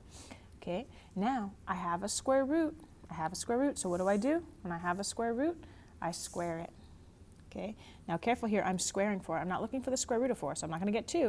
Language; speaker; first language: English; native; English